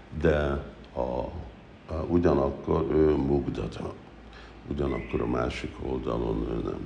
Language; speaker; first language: Hungarian; early bilingual, heritage; Hungarian